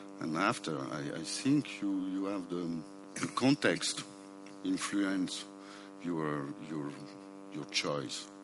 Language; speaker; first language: English; non-native, learner; French